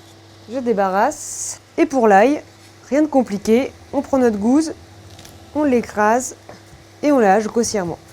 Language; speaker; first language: French; native; French